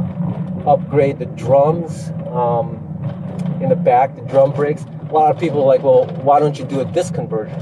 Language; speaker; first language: English; native; English